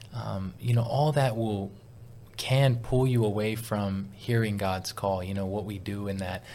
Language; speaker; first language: English; native; English